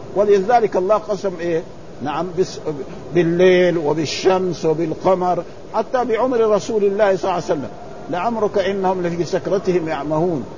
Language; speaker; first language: Arabic; native; Arabic